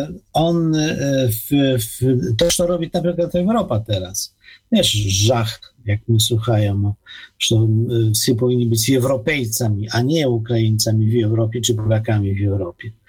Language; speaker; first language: Ukrainian; non-native, fluent; Polish